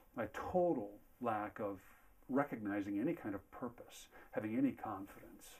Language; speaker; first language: English; native; English